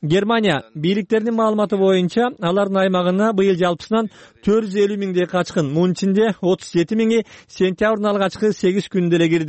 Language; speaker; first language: Kyrgyz; native; Kyrgyz